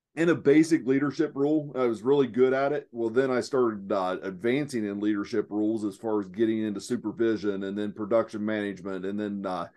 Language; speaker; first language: English; native; English